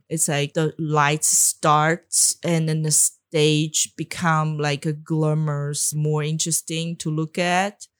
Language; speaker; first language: English; non-native, fluent; Chinese